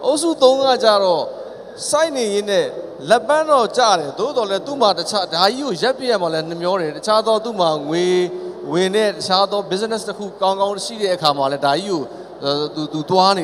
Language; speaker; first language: Burmese; native; Burmese